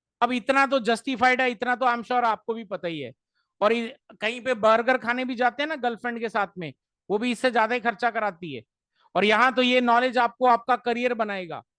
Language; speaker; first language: Hindi; native; Hindi